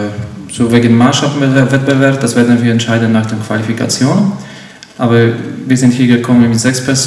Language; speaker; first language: German; non-native, learner; Polish